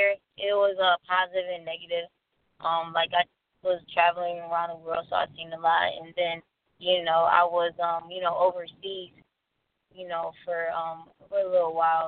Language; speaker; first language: English; native; English